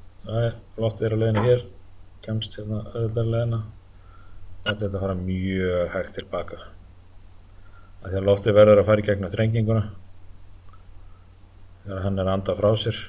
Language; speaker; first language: Icelandic; native; Icelandic